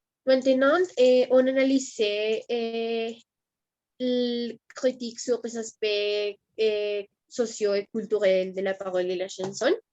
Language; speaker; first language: French; non-native, learner; Spanish